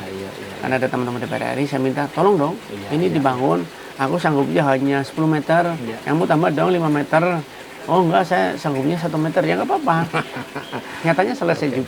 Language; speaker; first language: Indonesian; native; Indonesian